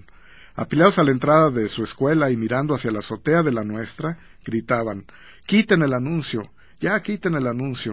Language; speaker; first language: Spanish; native; Spanish